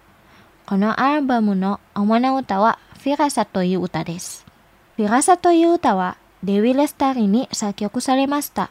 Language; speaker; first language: Japanese; non-native, fluent; Indonesian